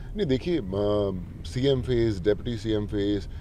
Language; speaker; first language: Hindi; native; Hindi